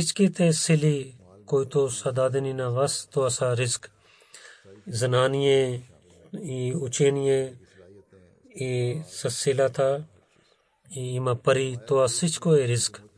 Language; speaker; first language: Bulgarian; non-native, learner; Urdu